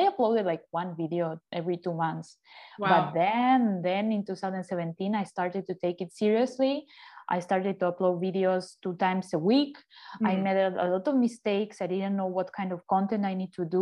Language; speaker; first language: English; non-native, fluent; Ukrainian